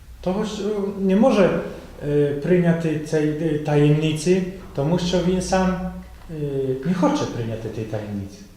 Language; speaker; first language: Ukrainian; non-native, fluent; Polish